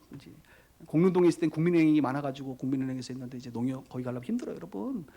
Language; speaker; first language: Korean; native; Korean